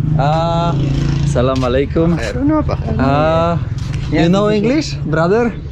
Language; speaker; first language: English; non-native, learner; Polish